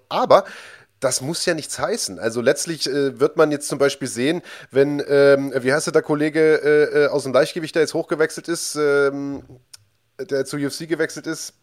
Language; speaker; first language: German; native; German